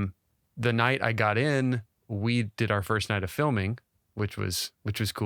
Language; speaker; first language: English; native; English